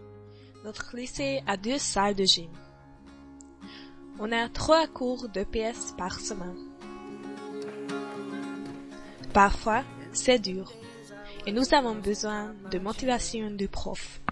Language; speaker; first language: French; non-native, learner; Hungarian